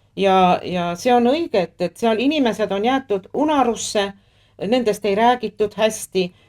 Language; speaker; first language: Estonian; native; Estonian